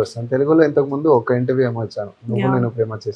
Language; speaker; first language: Telugu; non-native, fluent; Tamil